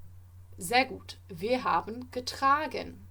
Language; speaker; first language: German; non-native, fluent; English